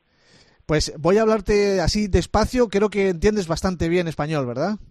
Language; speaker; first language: Spanish; native; Spanish